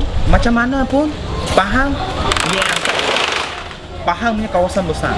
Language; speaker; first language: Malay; non-native, local second language; Cantonese